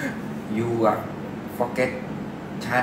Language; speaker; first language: English; non-native, learner; Thai